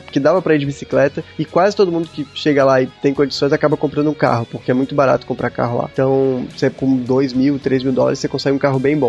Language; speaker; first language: Portuguese; native; Portuguese